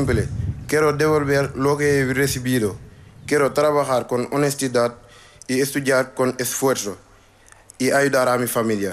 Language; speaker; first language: Spanish; non-native, learner; Wolof